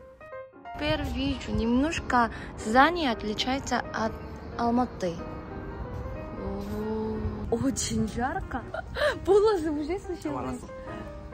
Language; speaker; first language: Russian; non-native, learner; Korean